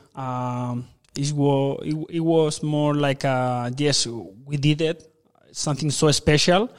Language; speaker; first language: English; non-native, fluent; Spanish